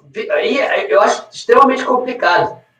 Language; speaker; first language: Portuguese; native; Portuguese